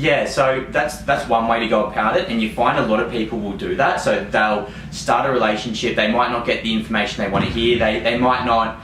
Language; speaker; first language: English; native; English